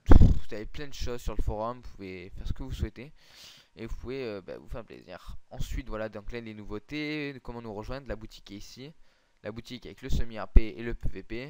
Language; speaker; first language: French; native; French